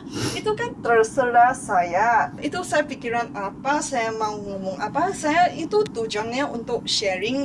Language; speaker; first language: Indonesian; non-native, fluent; Chinese